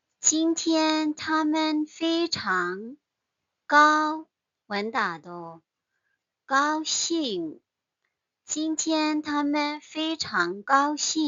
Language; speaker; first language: Chinese; non-native, fluent; Burmese